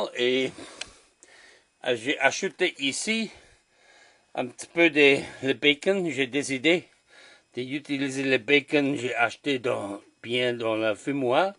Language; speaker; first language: French; non-native, learner; German